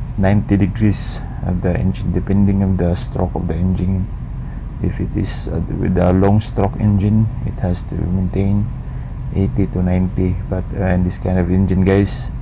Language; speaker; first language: English; non-native, local second language; Filipino